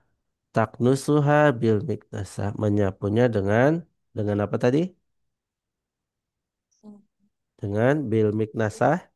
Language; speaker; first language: Indonesian; non-native, fluent; Banjar